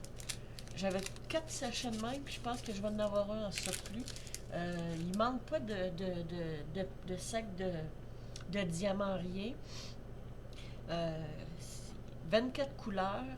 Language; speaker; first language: French; native; French